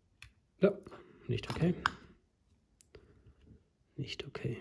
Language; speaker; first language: German; native; German